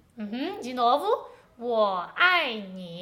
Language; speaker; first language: Portuguese; non-native, fluent; Chinese